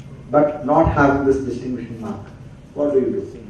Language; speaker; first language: English; non-native, local second language; Telugu